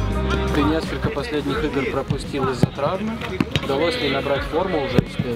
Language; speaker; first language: Russian; native; Russian